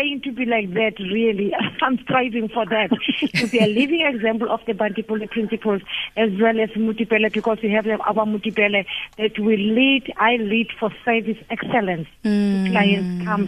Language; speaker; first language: English; non-native, local second language; Zulu